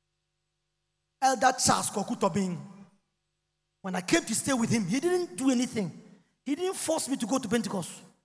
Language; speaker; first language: English; non-native, local second language; Akan